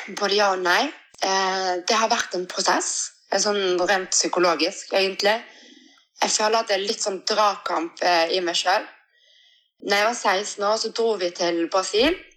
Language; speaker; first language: Norwegian; early bilingual, other home language; Portuguese